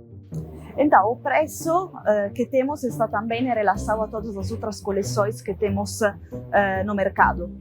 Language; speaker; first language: Portuguese; non-native, fluent; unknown